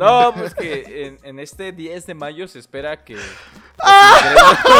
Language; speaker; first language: Spanish; native; Spanish